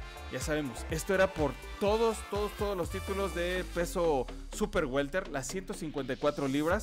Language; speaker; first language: Spanish; native; Spanish